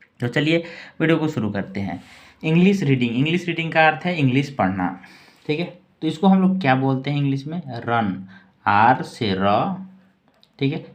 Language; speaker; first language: Hindi; native; Hindi